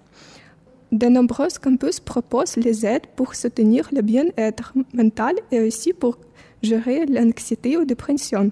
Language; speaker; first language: French; non-native, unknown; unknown